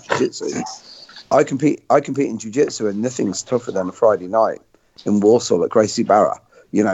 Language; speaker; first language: English; native; English